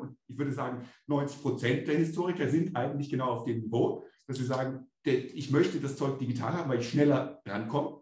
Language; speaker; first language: German; native; German